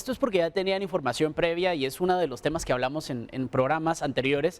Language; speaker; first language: Spanish; native; Spanish